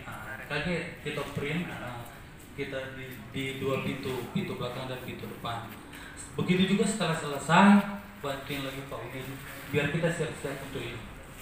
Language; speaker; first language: Indonesian; native; Indonesian